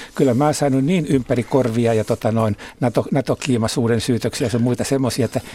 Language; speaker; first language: Finnish; native; Finnish